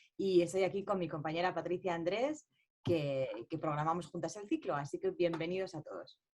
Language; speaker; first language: Spanish; native; Spanish